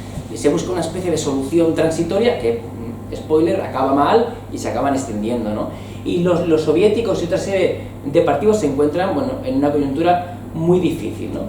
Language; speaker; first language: Spanish; native; Spanish